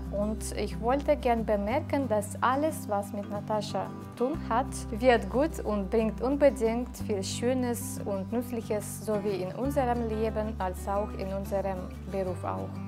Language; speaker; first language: German; non-native, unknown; Russian